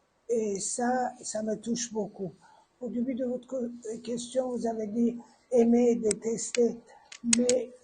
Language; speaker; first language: French; non-native, fluent; Persian